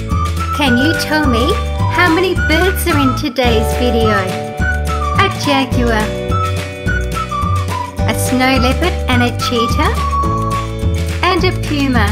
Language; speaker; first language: English; native; English